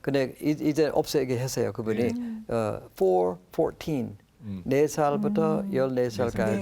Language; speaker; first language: Korean; non-native, fluent; English